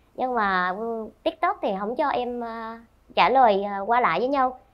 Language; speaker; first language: Vietnamese; native; Vietnamese